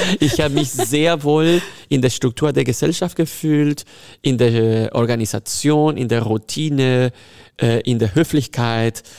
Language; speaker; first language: German; non-native, fluent; Spanish